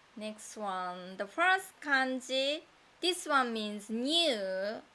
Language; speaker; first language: English; non-native, fluent; Japanese